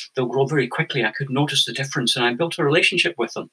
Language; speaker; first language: English; native; English